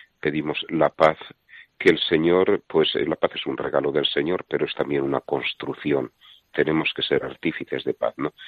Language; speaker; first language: Spanish; native; Spanish